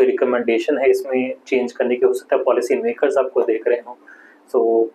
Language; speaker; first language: Hindi; native; Hindi